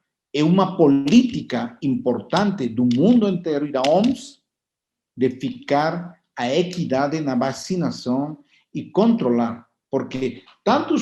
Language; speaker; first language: Portuguese; non-native, fluent; Spanish